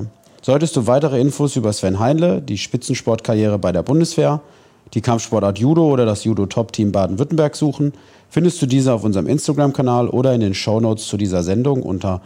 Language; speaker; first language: German; native; German